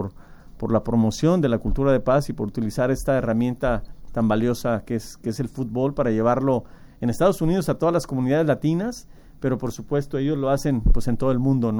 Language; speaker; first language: Spanish; native; Spanish